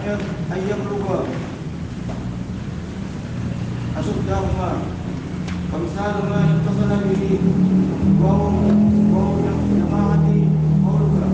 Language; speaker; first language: Arabic; non-native, learner; Indonesian